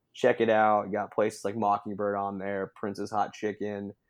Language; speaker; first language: English; native; English